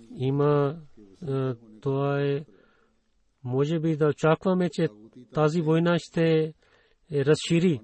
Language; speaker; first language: Bulgarian; non-native, fluent; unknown